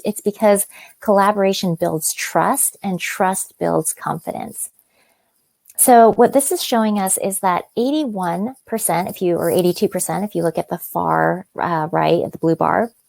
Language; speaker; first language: English; native; English